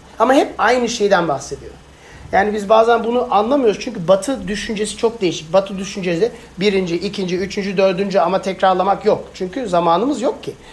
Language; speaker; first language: Turkish; non-native, fluent; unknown